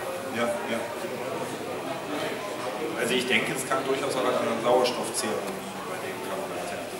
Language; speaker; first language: German; native; German